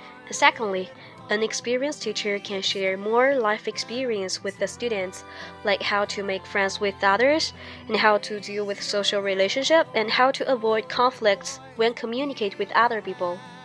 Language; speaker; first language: English; non-native, fluent; Chinese